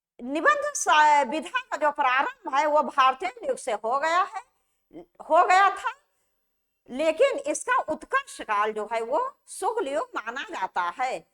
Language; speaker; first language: Hindi; native; Hindi